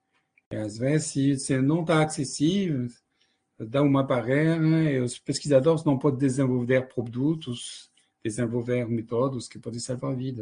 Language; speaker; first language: Portuguese; non-native, fluent; French